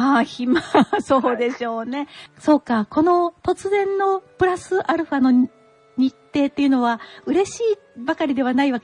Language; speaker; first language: Japanese; native; Japanese